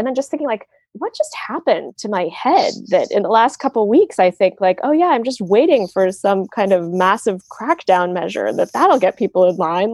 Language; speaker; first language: English; native; English